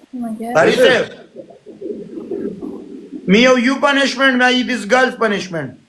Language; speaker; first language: English; non-native, learner; Pashto